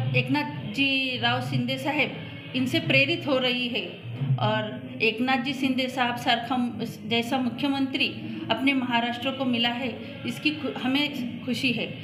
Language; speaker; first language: Hindi; non-native, local second language; Marathi